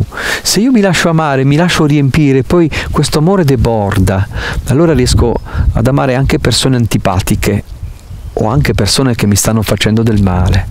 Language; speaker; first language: Italian; native; Italian